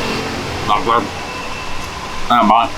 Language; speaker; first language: Indonesian; non-native, fluent; English